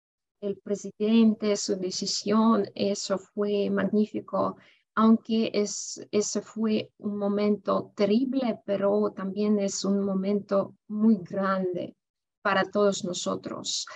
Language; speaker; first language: Spanish; non-native, fluent; Russian